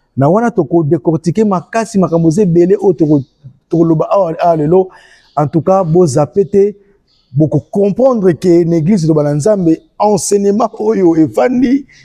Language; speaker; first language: Lingala; native; Lingala